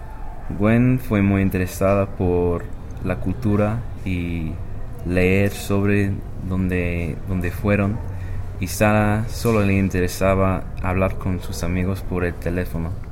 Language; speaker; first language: Spanish; non-native, learner; English